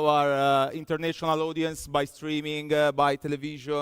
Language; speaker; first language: English; non-native, fluent; Italian